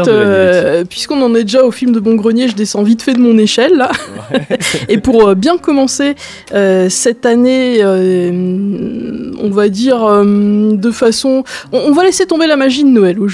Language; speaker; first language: French; native; French